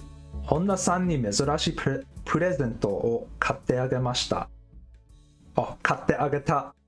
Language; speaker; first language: Japanese; non-native, learner; English